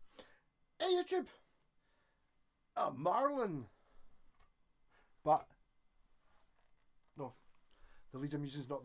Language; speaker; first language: English; native; English